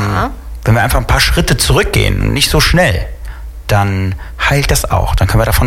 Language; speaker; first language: German; native; German